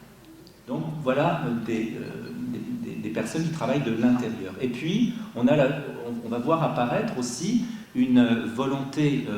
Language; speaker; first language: French; native; French